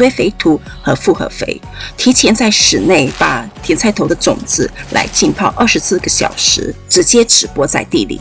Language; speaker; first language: Chinese; native; Chinese